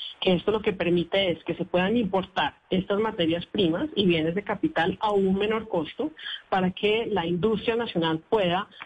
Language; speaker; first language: Spanish; native; Spanish